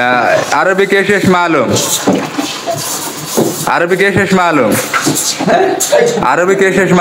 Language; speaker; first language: Arabic; non-native, learner; Bangla